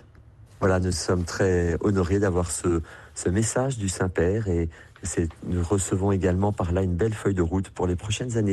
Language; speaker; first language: French; native; French